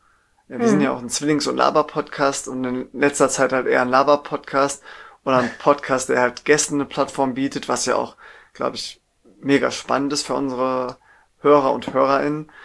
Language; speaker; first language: German; native; German